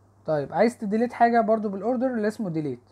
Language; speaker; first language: Arabic; native; Arabic